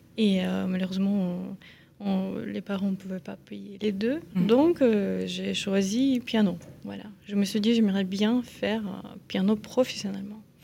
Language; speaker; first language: French; non-native, fluent; Ukrainian